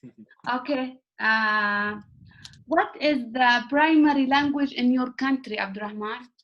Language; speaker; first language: English; non-native, learner; Arabic